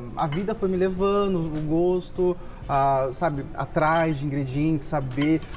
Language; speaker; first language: Portuguese; native; Portuguese